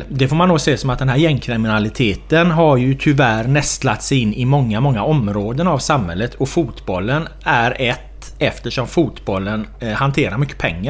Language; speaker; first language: Swedish; native; Swedish